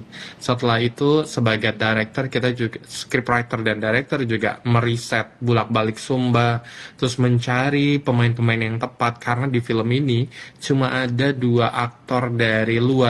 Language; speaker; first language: Indonesian; native; Indonesian